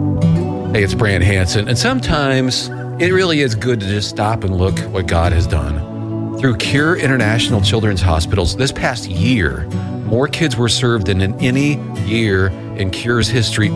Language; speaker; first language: English; native; English